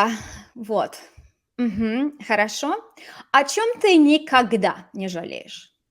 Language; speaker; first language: Russian; non-native, fluent; English